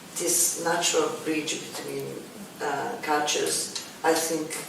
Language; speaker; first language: English; non-native, fluent; Italian